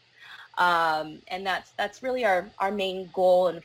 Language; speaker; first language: English; native; English